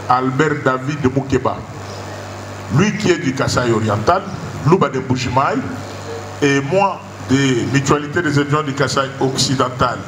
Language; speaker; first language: French; non-native, local second language; Luba-Lulua